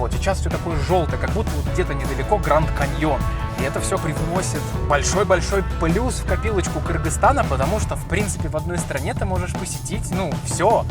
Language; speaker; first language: Russian; native; Russian